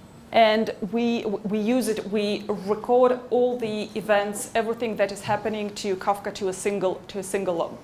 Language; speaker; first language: English; non-native, fluent; Hebrew